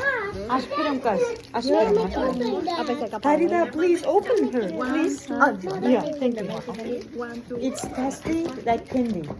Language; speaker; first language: English; non-native, learner; Kazakh